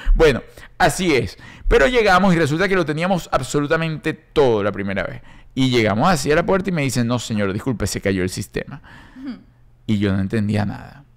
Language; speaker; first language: Spanish; native; Spanish